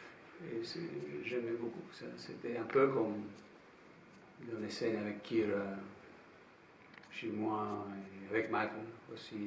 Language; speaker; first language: French; non-native, fluent; English